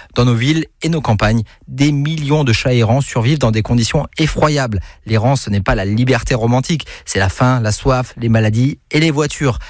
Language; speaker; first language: French; native; French